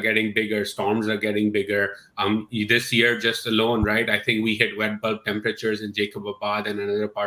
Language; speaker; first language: English; non-native, local second language; Urdu